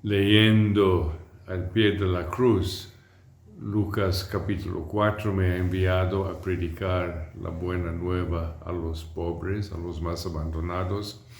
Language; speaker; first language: Spanish; non-native, fluent; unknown